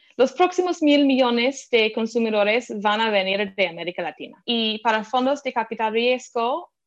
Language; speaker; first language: Spanish; non-native, fluent; English